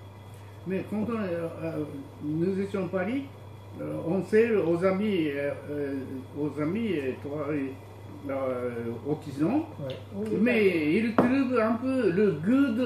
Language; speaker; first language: French; non-native, learner; Japanese